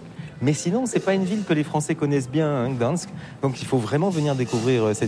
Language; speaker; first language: French; native; French